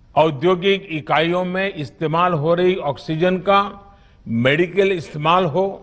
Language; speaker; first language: Hindi; non-native, local second language; Gujarati